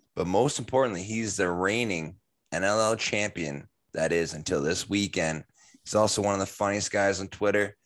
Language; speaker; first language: English; native; English